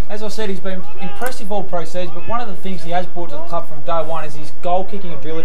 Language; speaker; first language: English; native; English